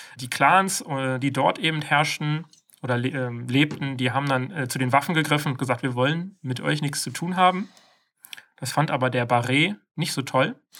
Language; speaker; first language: German; native; German